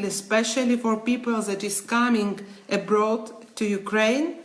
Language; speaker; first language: English; non-native, learner; Ukrainian